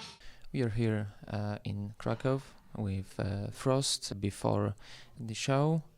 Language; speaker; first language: English; non-native, fluent; Polish